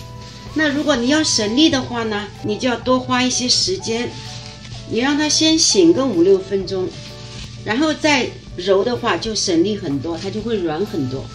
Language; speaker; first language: Chinese; native; Chinese